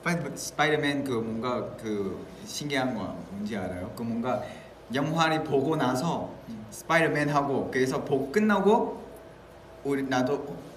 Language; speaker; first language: Korean; non-native, fluent; Vietnamese